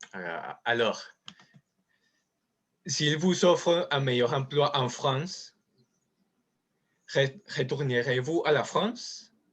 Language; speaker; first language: French; non-native, learner; Spanish